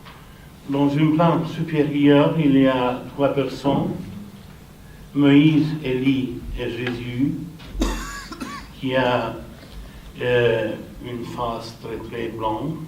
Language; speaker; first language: French; non-native, fluent; Romanian